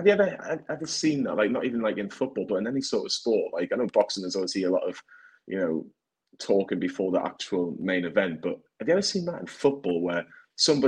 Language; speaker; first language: English; native; English